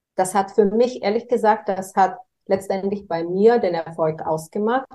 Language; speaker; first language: German; non-native, fluent; Bulgarian